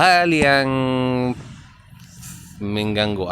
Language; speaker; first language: Indonesian; non-native, learner; Arabic